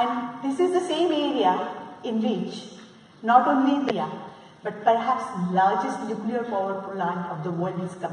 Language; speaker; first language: English; non-native, local second language; Marathi